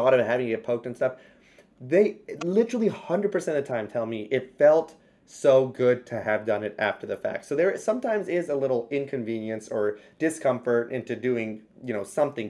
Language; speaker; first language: English; native; English